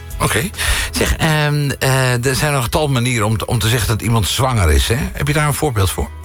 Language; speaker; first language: Dutch; native; Dutch